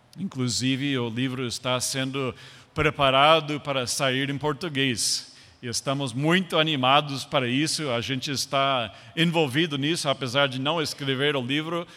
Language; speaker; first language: Portuguese; non-native, fluent; English